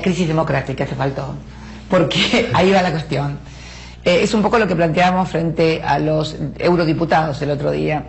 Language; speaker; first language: Spanish; native; Spanish